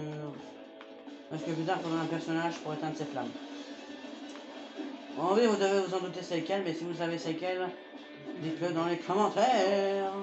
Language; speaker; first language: French; native; French